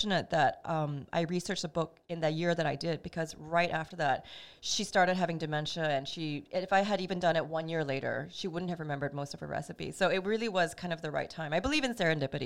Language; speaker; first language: English; native; English